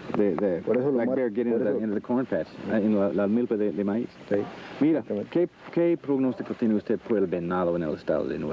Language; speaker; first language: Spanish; non-native, learner; English